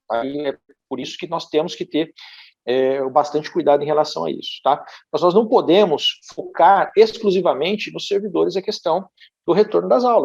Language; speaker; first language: Portuguese; native; Portuguese